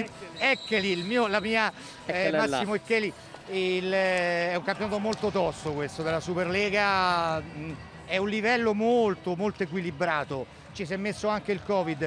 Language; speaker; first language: Italian; native; Italian